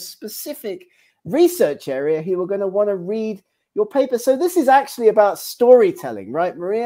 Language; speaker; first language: English; native; English